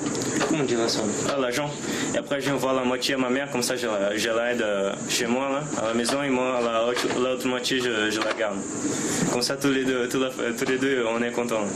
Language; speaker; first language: French; early bilingual, other home language; Portuguese